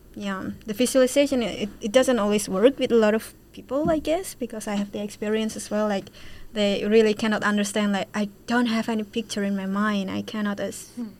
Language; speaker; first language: English; non-native, fluent; Indonesian